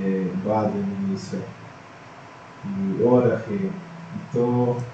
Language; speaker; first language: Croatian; non-native, fluent; Portuguese